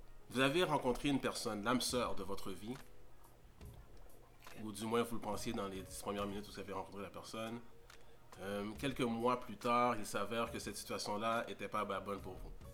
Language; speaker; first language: French; native; French